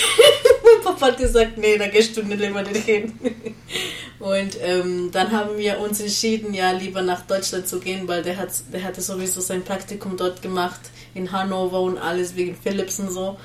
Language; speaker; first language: German; non-native, learner; Spanish